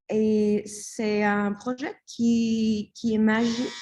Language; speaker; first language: French; non-native, learner; English